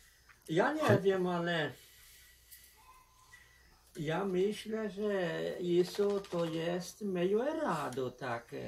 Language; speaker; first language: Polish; early bilingual, heritage; Polish